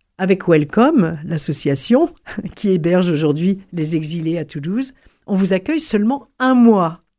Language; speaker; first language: French; native; French